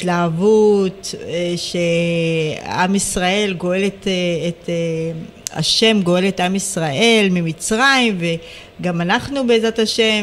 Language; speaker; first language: Hebrew; early bilingual, other home language; Amharic